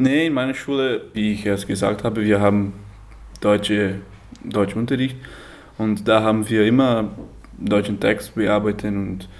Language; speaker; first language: German; early bilingual, heritage; German